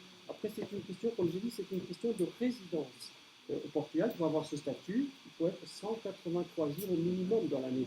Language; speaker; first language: French; native; French